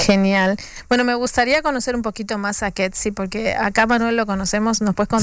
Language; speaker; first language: Spanish; native; Spanish